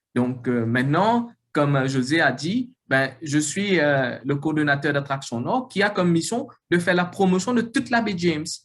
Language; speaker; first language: French; non-native, local second language; Morisyen